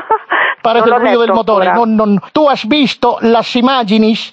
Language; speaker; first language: Italian; non-native, learner; Spanish